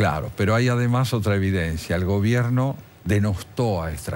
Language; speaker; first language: Spanish; native; Spanish